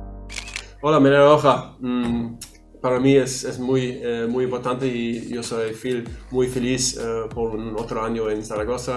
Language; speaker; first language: Spanish; non-native, learner; German